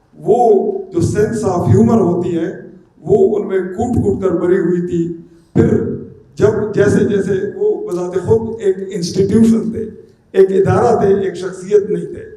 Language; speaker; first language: Urdu; non-native, local second language; Pashto